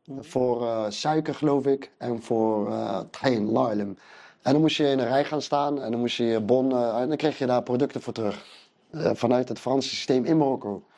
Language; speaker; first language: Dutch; early bilingual, other home language; Arabic